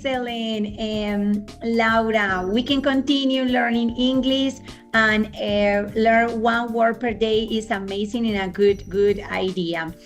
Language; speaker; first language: English; non-native, fluent; Spanish